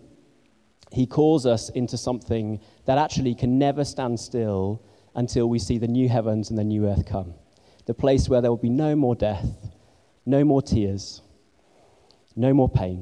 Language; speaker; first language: English; native; English